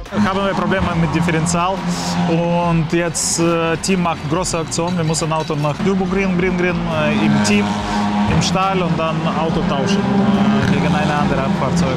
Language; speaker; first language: German; non-native, learner; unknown